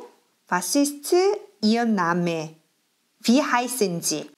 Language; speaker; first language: German; non-native, fluent; Korean